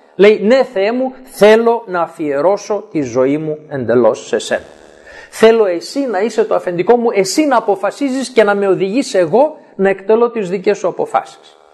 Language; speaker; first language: Greek; native; Greek